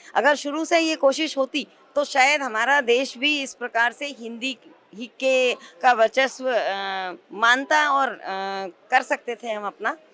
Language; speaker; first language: Hindi; native; Hindi